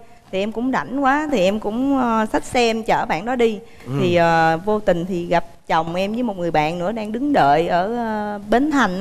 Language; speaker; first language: Vietnamese; native; Vietnamese